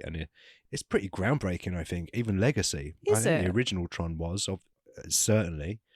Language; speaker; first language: English; native; English